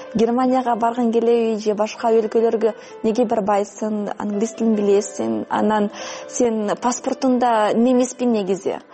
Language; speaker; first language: Kyrgyz; non-native, fluent; Russian